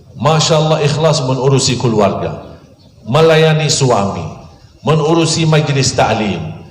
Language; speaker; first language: Indonesian; non-native, fluent; Arabic